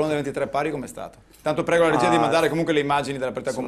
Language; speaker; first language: Italian; native; Italian